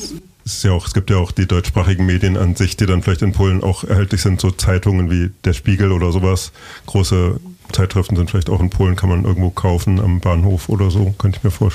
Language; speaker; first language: German; native; German